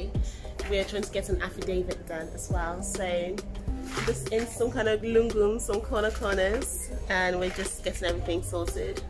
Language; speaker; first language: English; non-native, local second language; Akan